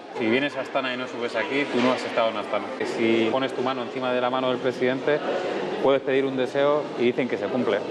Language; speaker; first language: Spanish; native; Spanish